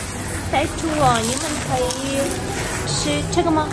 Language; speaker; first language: Chinese; non-native, learner; Ukrainian